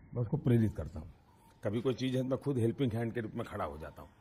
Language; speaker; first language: Hindi; non-native, local second language; Gujarati